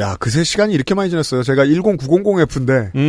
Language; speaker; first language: Korean; native; Korean